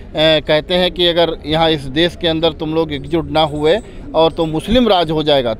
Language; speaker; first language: Hindi; native; Hindi